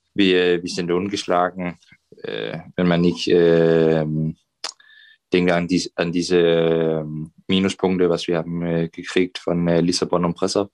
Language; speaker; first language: German; non-native, fluent; Danish